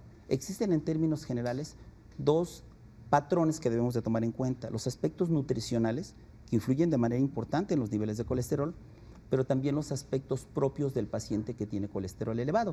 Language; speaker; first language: Spanish; native; Spanish